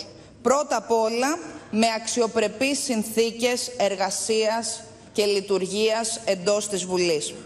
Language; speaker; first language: Greek; native; Greek